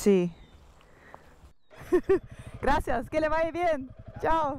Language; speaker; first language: Spanish; non-native, learner; Dutch